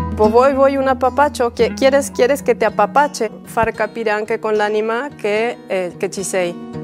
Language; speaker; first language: Italian; non-native, fluent; Spanish